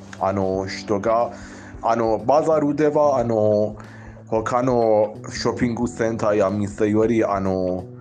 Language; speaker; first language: Japanese; non-native, fluent; Persian